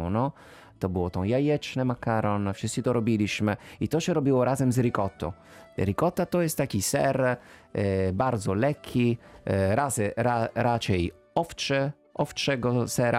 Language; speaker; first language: Polish; non-native, fluent; Italian